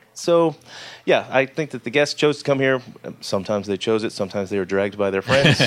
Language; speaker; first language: English; native; English